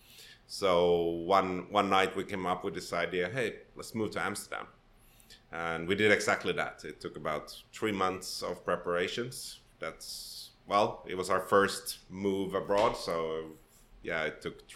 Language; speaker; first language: English; non-native, fluent; Swedish